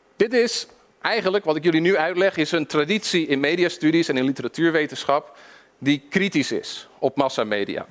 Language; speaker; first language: Dutch; early bilingual, other home language; English